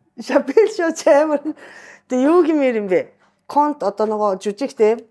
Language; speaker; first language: Mongolian; non-native, fluent; Japanese